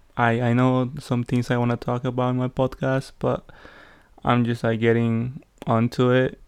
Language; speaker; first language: English; non-native, fluent; Spanish